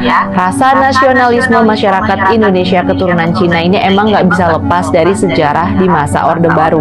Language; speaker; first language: Indonesian; native; Indonesian